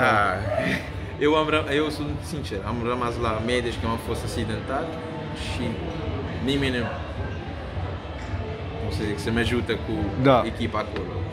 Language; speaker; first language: Romanian; non-native, learner; Kabuverdianu